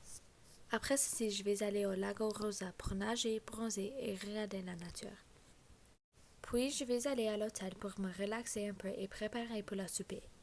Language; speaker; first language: French; non-native, learner; English